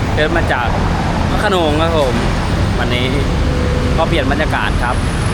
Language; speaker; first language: Thai; non-native, fluent; Lao